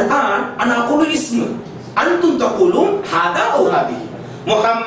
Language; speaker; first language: Arabic; non-native, fluent; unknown